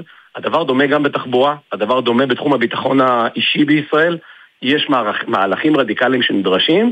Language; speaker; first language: Hebrew; native; Hebrew